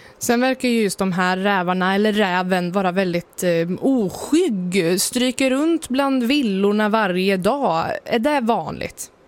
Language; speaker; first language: Swedish; native; Swedish